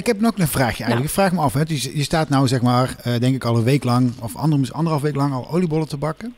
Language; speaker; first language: Dutch; native; Dutch